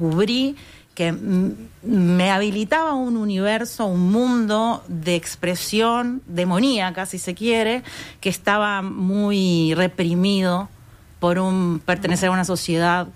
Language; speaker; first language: Spanish; native; Spanish